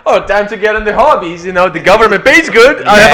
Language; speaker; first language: English; non-native, fluent; Ukrainian